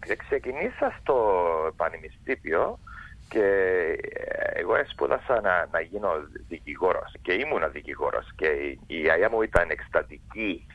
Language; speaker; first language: Greek; early bilingual, heritage; English